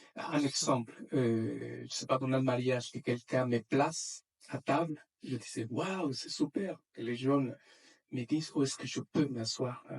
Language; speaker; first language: French; non-native, fluent; Spanish